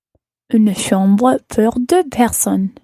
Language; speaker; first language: French; non-native, learner; English